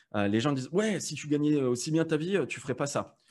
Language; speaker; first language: French; native; French